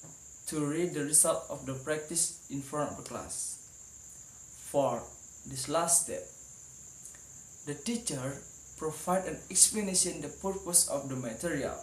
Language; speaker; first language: English; non-native, learner; Indonesian